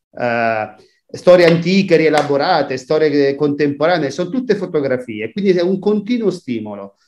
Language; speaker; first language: Italian; native; Italian